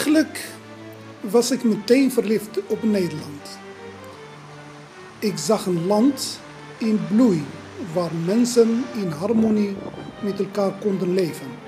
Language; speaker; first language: Dutch; non-native, fluent; Arabic